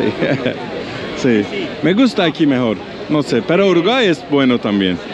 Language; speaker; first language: Spanish; non-native, learner; Turkish